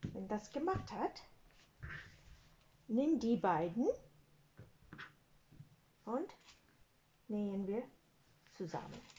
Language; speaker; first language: German; non-native, learner; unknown